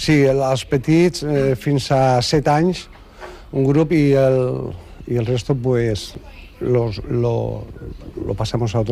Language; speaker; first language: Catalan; non-native, local second language; Spanish